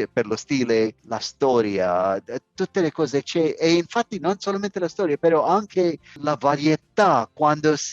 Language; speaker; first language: Italian; non-native, learner; English